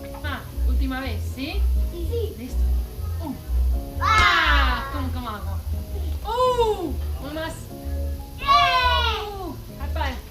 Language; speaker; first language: Spanish; non-native, learner; English